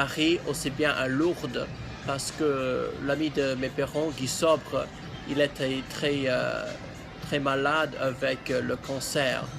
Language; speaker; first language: French; non-native, learner; English